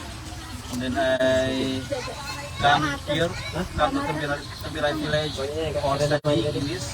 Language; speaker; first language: English; non-native, learner; Indonesian